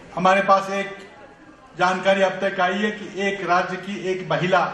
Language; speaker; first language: Hindi; non-native, local second language; Marathi